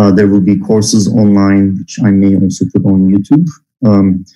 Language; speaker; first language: English; non-native, fluent; Turkish